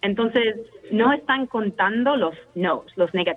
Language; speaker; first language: Spanish; non-native, fluent; English